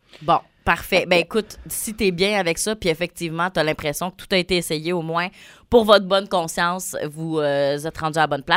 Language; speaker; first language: French; native; French